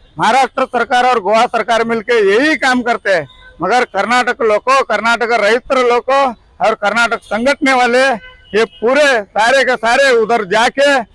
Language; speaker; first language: Hindi; non-native, local second language; Kannada